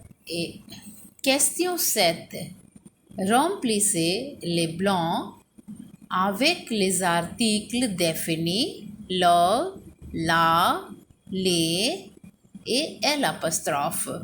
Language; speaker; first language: French; non-native, fluent; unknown